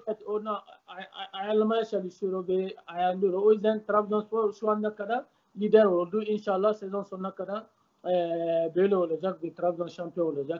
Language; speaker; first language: Turkish; non-native, learner; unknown